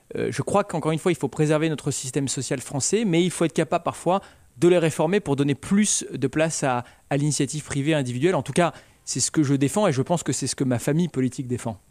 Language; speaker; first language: French; native; French